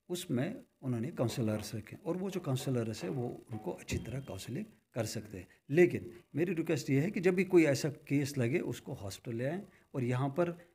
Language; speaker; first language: Hindi; non-native, local second language; Kashmiri